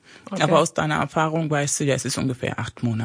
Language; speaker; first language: German; early bilingual, other home language; Spanish